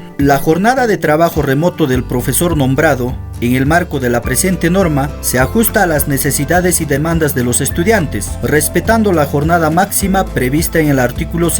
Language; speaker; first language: Spanish; native; Spanish